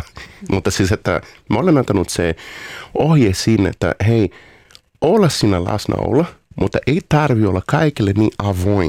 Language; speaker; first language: Finnish; non-native, learner; Portuguese